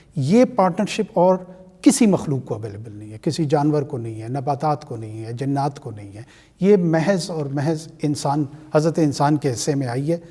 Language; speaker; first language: Urdu; non-native, local second language; Pashto